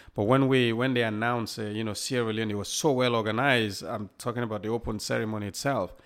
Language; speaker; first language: English; non-native, local second language; Krio